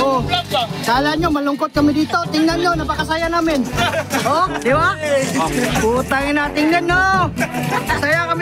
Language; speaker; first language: Filipino; non-native, local second language; Cebuano